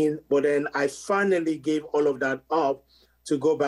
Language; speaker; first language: English; non-native, local second language; Yoruba